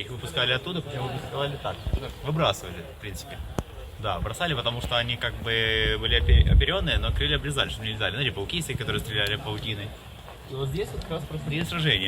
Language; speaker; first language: Russian; native; Russian